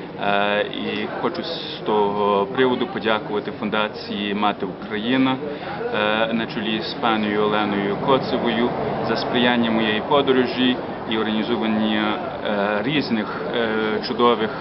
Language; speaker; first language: Ukrainian; early bilingual, heritage; Ukrainian